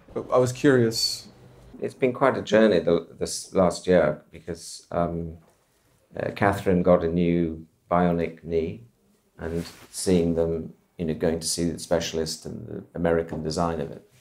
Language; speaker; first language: English; native; English